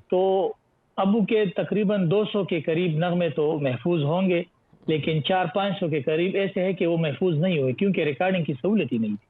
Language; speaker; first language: Urdu; non-native, local second language; Pashto